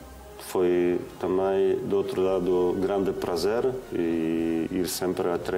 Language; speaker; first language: Portuguese; non-native, fluent; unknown